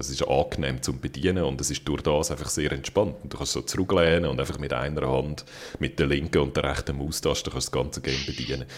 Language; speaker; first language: German; native; German